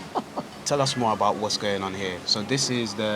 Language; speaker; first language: English; native; English